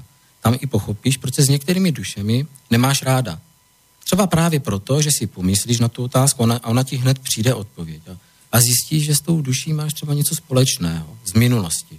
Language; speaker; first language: Czech; native; Czech